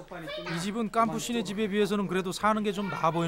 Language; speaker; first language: Korean; native; Korean